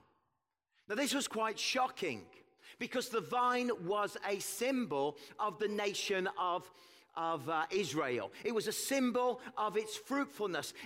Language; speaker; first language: English; native; English